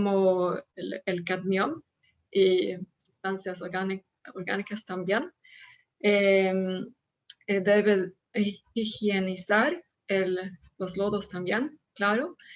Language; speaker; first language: Spanish; non-native, fluent; Swedish